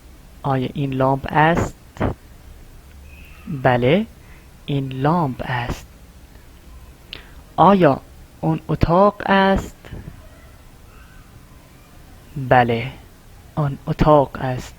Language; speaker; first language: Persian; non-native, fluent; Urdu